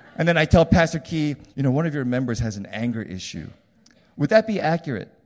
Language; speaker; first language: English; early bilingual, other home language; Korean